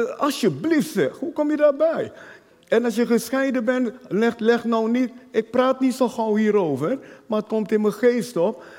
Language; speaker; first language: Dutch; non-native, fluent; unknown